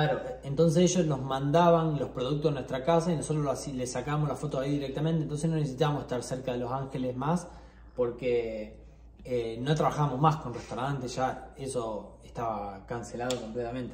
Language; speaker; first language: Spanish; native; Spanish